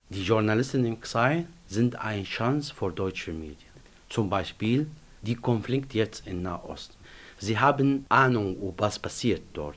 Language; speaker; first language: German; non-native, learner; Arabic